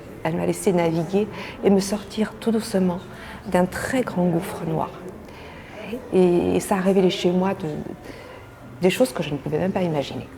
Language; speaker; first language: French; native; French